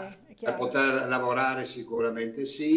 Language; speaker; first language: Italian; native; Italian